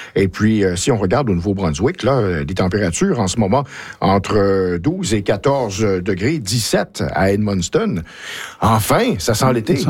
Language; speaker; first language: French; native; French